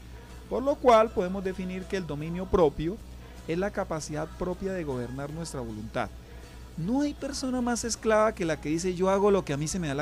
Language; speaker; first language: Spanish; native; Spanish